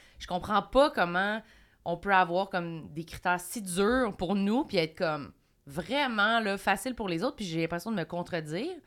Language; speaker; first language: French; native; French